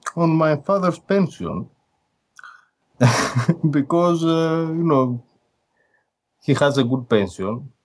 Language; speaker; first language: English; non-native, fluent; Greek